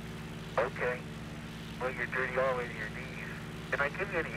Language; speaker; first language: English; native; English